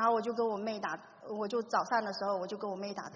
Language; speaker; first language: Chinese; native; Chinese